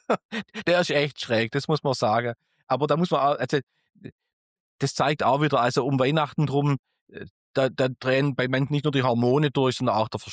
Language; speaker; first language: German; native; German